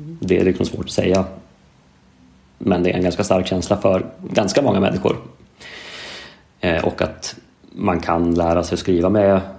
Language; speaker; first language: Swedish; native; Swedish